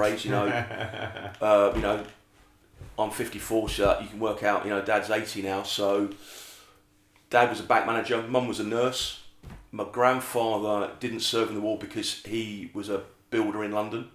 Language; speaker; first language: English; native; English